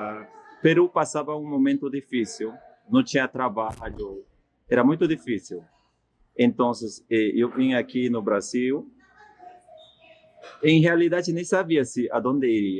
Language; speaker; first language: Portuguese; non-native, fluent; Spanish